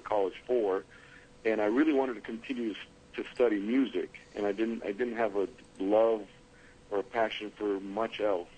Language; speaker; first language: English; native; English